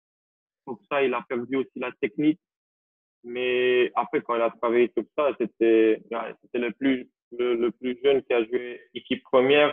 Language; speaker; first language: French; non-native, local second language; Dutch